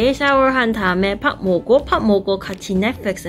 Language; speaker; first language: Korean; non-native, learner; Cantonese